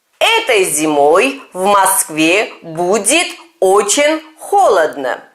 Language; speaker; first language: Russian; non-native, fluent; Turkish